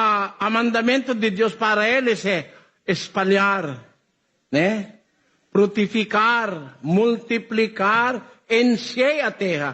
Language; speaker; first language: Portuguese; non-native, learner; Filipino